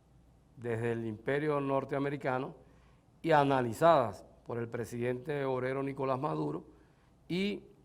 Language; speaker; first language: Spanish; native; Spanish